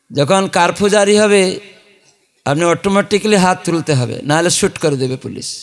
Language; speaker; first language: Bangla; non-native, fluent; Odia